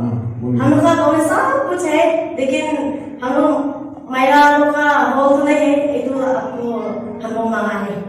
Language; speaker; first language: Hindi; non-native, local second language; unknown